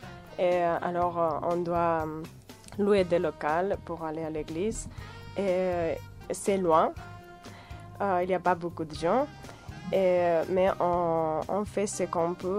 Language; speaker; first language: French; non-native, fluent; Catalan